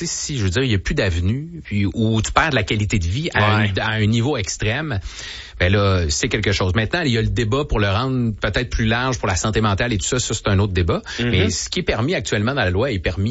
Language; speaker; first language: French; native; French